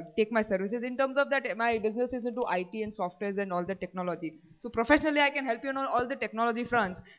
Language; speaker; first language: English; non-native, local second language; Gujarati